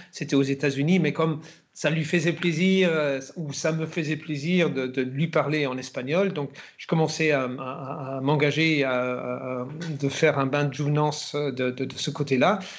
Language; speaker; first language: French; non-native, fluent; German